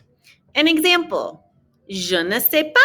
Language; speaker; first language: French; non-native, fluent; English